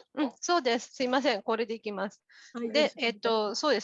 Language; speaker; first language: Japanese; native; Japanese